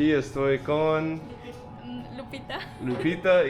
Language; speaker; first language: Spanish; non-native, fluent; English